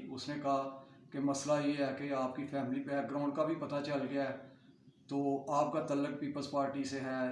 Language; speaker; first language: Urdu; non-native, local second language; Punjabi